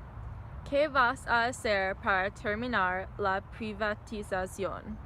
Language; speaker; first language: Spanish; non-native, learner; English